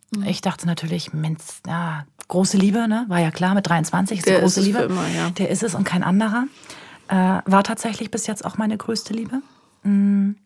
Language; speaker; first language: German; native; German